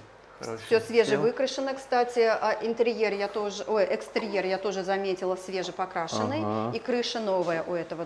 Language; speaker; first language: Russian; native; Russian